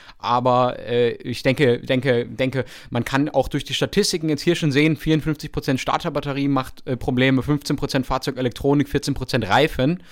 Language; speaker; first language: German; native; German